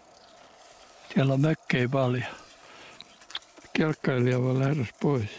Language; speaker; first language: Finnish; native; Finnish